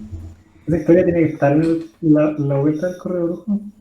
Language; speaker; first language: Spanish; native; Spanish